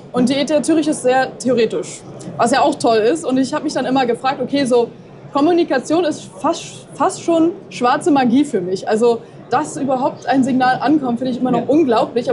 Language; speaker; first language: German; native; German